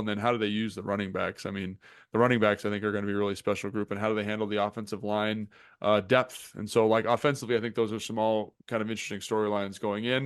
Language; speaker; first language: English; native; English